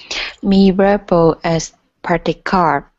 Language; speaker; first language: Spanish; non-native, learner; English